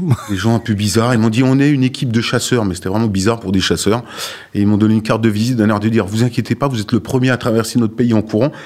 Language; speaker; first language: French; native; French